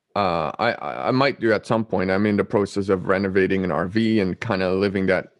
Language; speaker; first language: English; non-native, fluent; Dutch